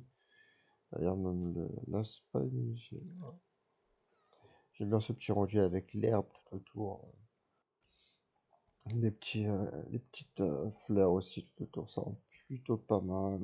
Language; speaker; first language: French; native; French